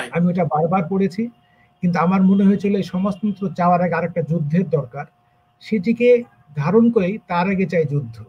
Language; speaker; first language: Bangla; native; Bangla